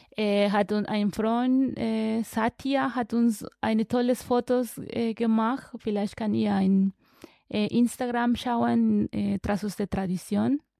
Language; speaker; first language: German; non-native, learner; Spanish